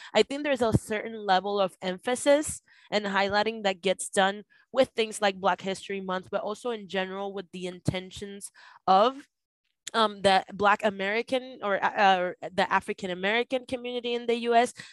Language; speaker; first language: English; non-native, fluent; Spanish